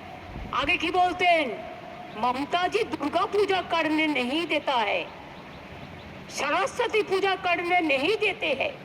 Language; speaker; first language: Hindi; non-native, local second language; Bangla